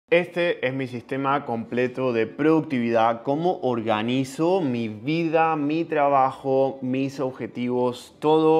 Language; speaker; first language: Spanish; native; Spanish